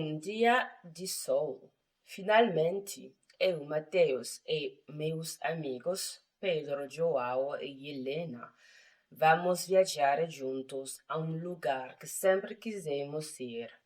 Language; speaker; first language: Portuguese; non-native, learner; English